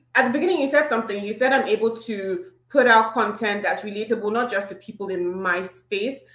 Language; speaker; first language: English; non-native, local second language; Igbo